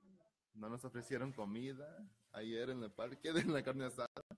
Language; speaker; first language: Spanish; early bilingual, heritage; Spanish